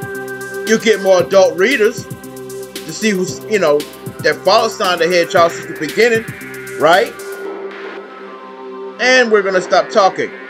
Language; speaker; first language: English; native; English